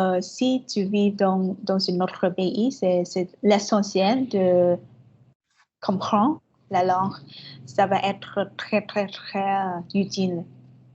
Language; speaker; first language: French; non-native, fluent; Vietnamese